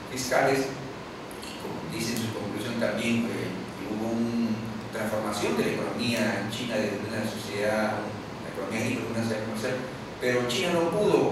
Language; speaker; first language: Spanish; native; Spanish